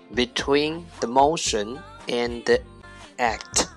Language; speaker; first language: English; non-native, fluent; Chinese